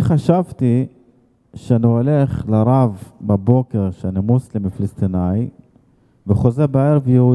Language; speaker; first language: Hebrew; non-native, fluent; Arabic